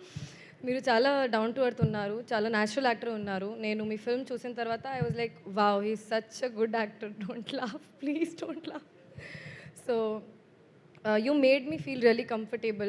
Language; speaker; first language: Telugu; non-native, fluent; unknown